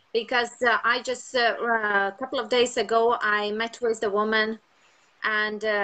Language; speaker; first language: English; non-native, fluent; Latvian